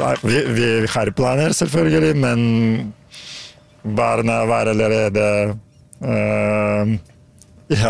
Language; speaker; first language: Norwegian; non-native, learner; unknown